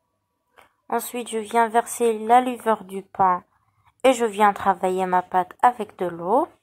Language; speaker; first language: French; non-native, local second language; Arabic